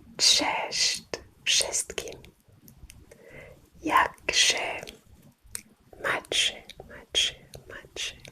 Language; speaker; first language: Polish; non-native, learner; French